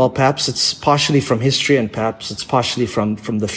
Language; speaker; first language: English; native; English